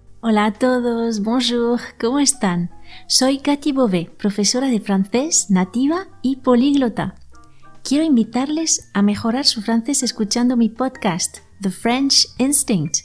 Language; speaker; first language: Spanish; non-native, fluent; French